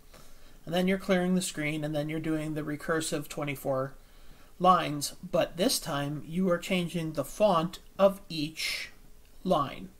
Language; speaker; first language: English; native; English